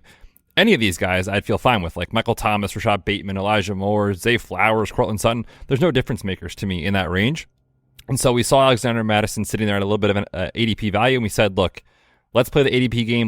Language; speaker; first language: English; native; English